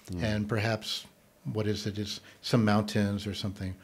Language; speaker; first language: English; native; English